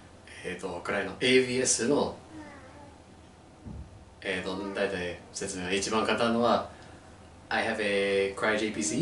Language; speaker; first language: Japanese; non-native, learner; English